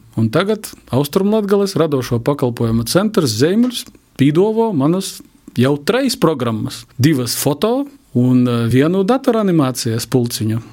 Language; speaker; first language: Latvian; native; Latvian